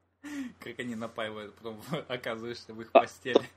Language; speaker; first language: Russian; native; Russian